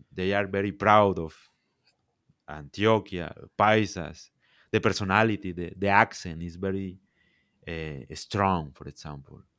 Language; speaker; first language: English; non-native, learner; Spanish